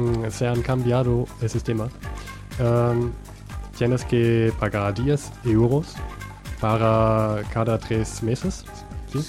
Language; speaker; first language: Spanish; non-native, learner; German